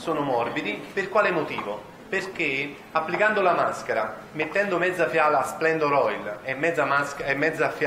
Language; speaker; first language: Italian; native; Italian